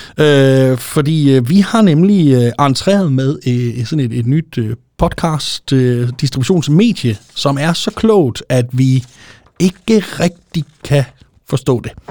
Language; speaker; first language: Danish; native; Danish